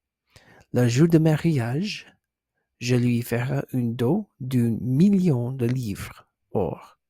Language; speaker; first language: French; non-native, learner; English